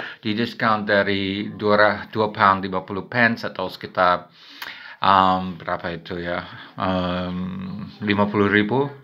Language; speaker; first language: Indonesian; non-native, fluent; English